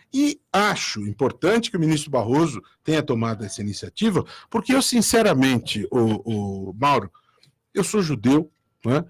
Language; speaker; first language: Portuguese; native; Portuguese